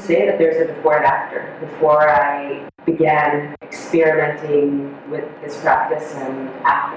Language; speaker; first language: English; non-native, fluent; Hebrew